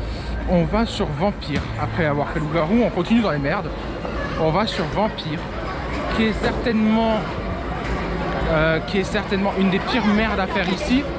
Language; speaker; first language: French; native; French